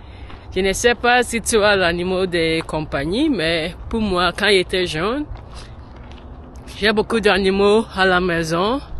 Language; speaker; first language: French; non-native, learner; English